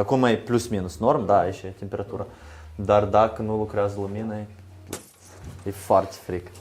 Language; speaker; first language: Romanian; non-native, learner; Ukrainian